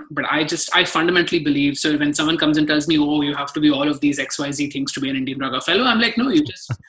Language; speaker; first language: English; non-native, local second language; Telugu